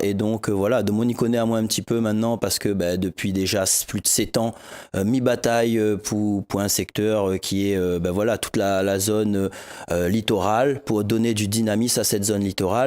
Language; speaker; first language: French; non-native, local second language; Réunion Creole French